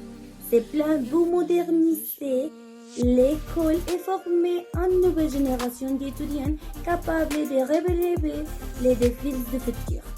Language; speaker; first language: French; non-native, learner; Spanish